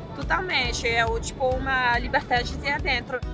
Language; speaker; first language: Portuguese; non-native, fluent; French